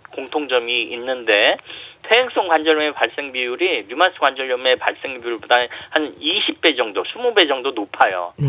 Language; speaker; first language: Korean; native; Korean